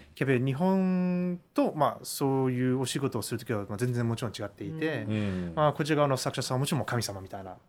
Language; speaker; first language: Japanese; early bilingual, heritage; Japanese